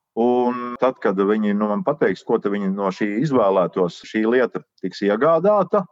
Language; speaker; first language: Latvian; native; Latvian